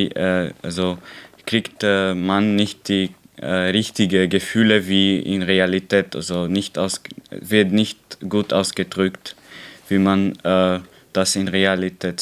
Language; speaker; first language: German; non-native, learner; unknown